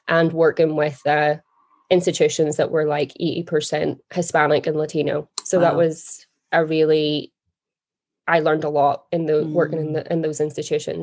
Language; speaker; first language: English; native; English